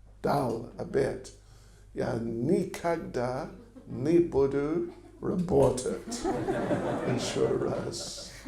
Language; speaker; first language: Russian; non-native, learner; English